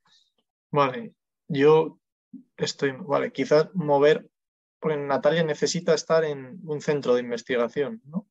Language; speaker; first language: Spanish; non-native, fluent; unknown